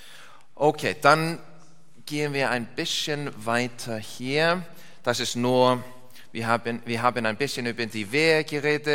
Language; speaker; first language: German; non-native, learner; English